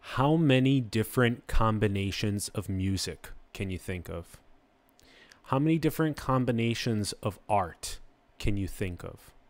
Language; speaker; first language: English; native; English